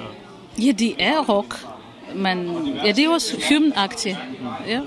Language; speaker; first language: Danish; non-native, fluent; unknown